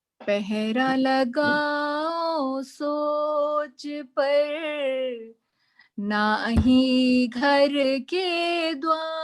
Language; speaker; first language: Hindi; native; Hindi